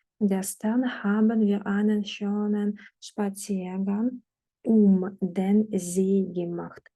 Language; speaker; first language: German; non-native, fluent; Ukrainian